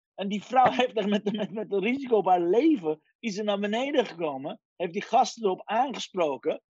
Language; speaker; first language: Dutch; early bilingual, other home language; Persian